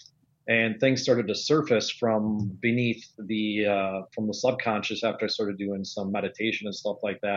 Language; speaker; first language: English; native; English